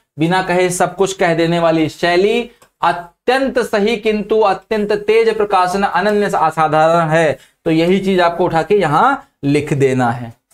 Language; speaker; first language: Hindi; native; Hindi